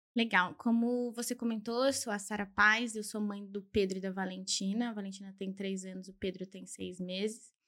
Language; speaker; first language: Portuguese; early bilingual, other home language; Spanish